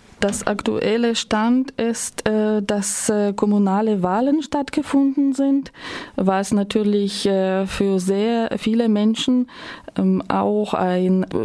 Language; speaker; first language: German; non-native, fluent; Ukrainian